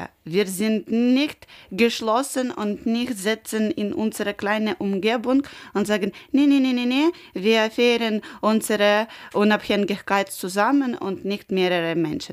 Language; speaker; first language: German; non-native, learner; Ukrainian